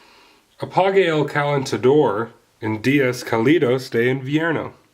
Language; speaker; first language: Spanish; non-native, learner; English